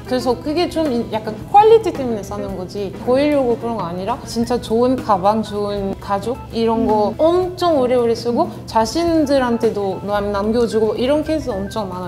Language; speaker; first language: Korean; non-native, fluent; French